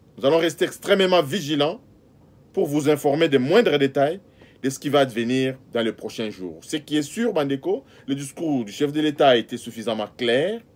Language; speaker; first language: French; non-native, local second language; Lingala